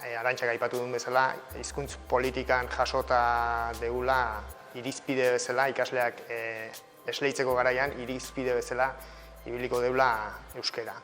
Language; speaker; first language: Basque; native; Basque